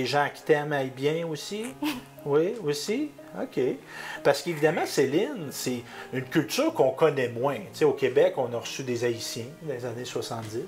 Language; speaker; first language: French; native; French